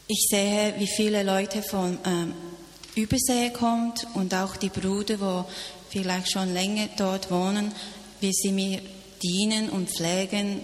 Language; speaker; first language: German; non-native, learner; Cantonese